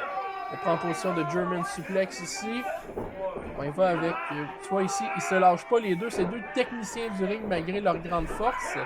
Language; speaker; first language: French; native; French